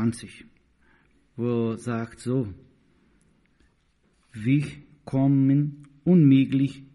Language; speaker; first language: German; non-native, learner; Portuguese